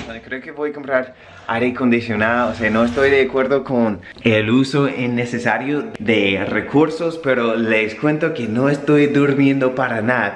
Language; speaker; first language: Spanish; native; Spanish